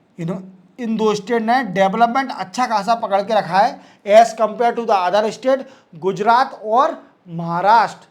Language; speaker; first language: Hindi; native; Hindi